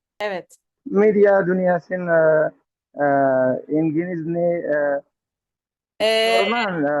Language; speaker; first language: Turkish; non-native, learner; Arabic